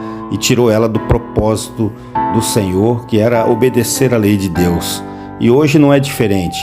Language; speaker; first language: Portuguese; native; Portuguese